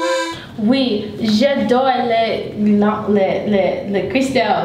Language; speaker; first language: French; non-native, learner; English